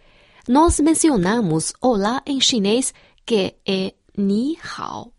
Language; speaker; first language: Portuguese; non-native, fluent; Chinese